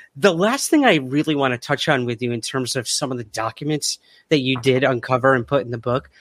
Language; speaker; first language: English; native; English